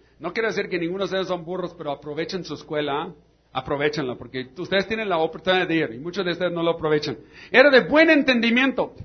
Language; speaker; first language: Spanish; non-native, fluent; English